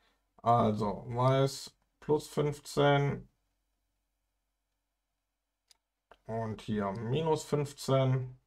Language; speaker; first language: German; native; German